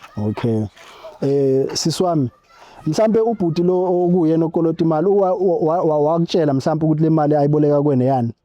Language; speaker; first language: Zulu; native; Zulu